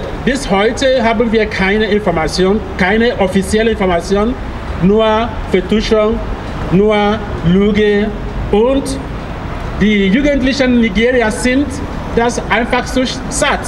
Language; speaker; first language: German; non-native, fluent; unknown